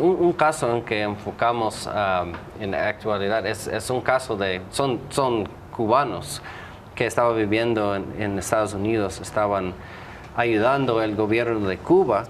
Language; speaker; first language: Spanish; non-native, fluent; English